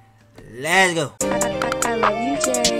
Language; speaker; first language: English; native; English